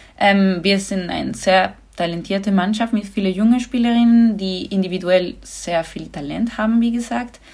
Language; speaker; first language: German; non-native, fluent; Spanish